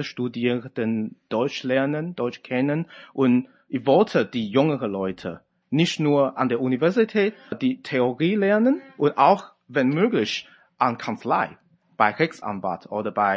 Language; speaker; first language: German; non-native, fluent; Chinese